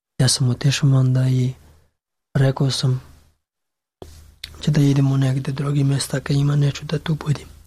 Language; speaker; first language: Serbian; non-native, learner; Pashto